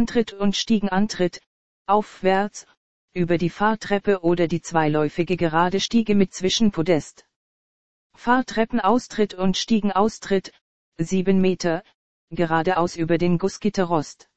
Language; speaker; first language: German; native; German